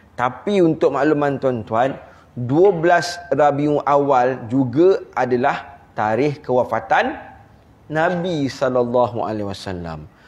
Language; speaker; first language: Malay; native; Malay